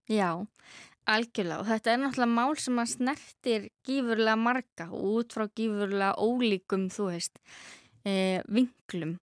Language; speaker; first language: Icelandic; native; Icelandic